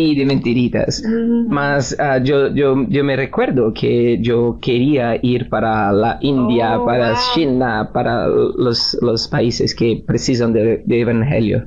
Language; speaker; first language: Spanish; non-native, learner; Portuguese